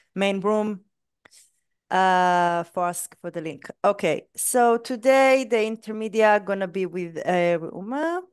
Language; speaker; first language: English; non-native, fluent; Hebrew